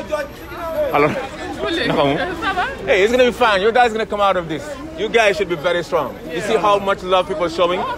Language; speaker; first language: English; non-native, fluent; Wolof